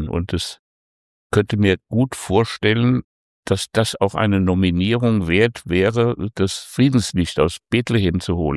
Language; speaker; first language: German; native; German